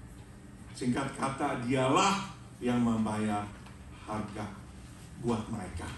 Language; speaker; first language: Indonesian; native; Indonesian